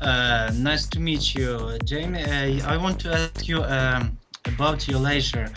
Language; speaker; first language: English; non-native, learner; Ukrainian